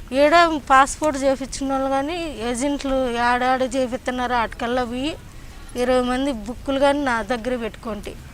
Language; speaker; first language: Telugu; native; Telugu